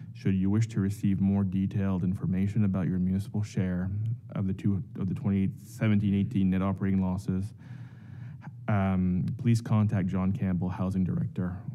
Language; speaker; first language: English; non-native, local second language; French